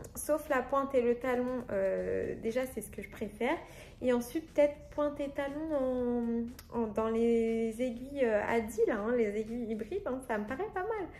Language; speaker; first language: French; native; French